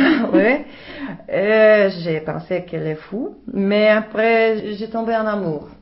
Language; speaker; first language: French; non-native, learner; Czech